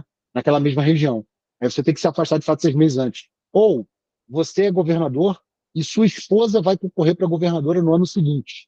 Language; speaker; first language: Portuguese; native; Portuguese